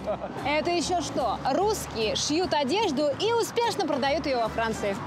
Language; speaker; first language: Russian; native; Russian